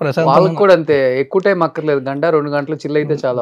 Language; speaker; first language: Telugu; native; Telugu